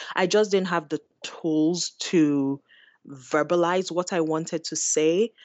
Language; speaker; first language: English; non-native, local second language; Igbo